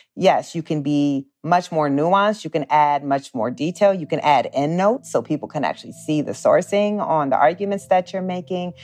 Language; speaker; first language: English; native; English